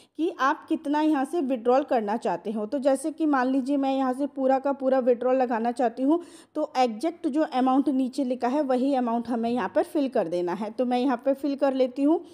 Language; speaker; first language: Hindi; non-native, local second language; Marathi